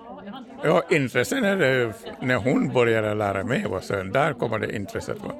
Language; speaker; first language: Swedish; non-native, learner; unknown